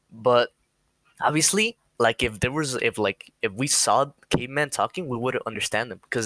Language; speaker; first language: English; early bilingual, other home language; Spanish